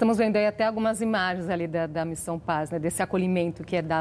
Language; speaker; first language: Portuguese; native; Portuguese